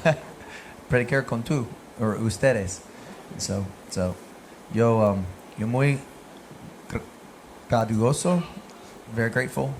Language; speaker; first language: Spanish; non-native, learner; English